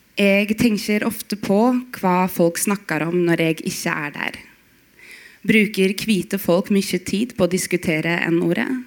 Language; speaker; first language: Norwegian; native; Norwegian